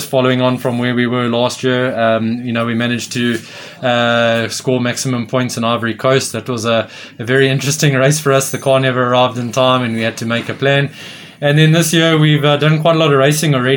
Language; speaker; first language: English; native; English